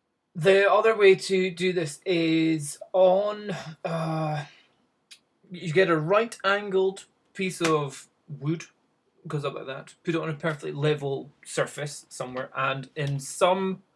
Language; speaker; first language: English; native; English